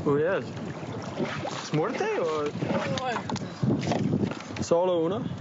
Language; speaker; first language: Spanish; non-native, learner; English